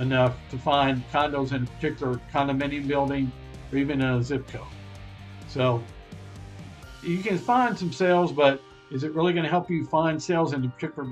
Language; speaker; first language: English; native; English